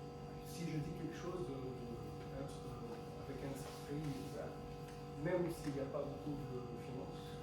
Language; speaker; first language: French; non-native, fluent; Arabic